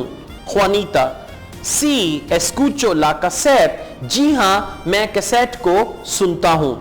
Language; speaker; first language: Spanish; non-native, learner; Urdu